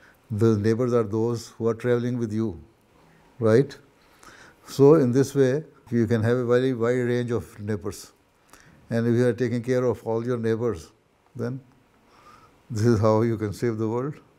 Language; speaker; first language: English; non-native, local second language; Urdu